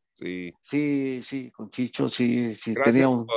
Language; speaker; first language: Spanish; native; Spanish